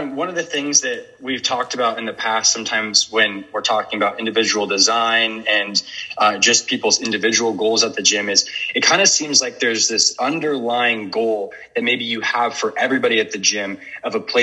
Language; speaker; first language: English; native; English